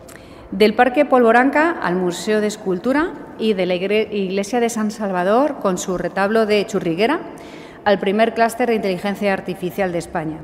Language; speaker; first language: Spanish; native; Spanish